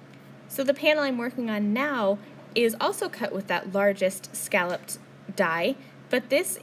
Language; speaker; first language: English; native; English